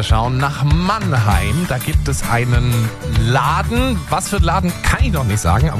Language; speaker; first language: German; native; German